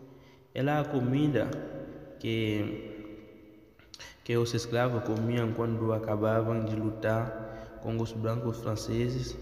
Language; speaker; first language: Portuguese; non-native, fluent; Haitian Creole